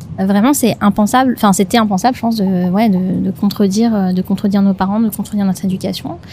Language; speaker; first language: French; native; French